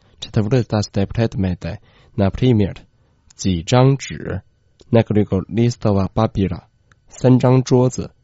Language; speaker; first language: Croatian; non-native, fluent; Chinese